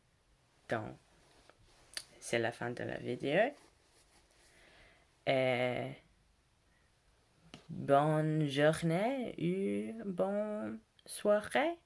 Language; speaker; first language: French; non-native, learner; English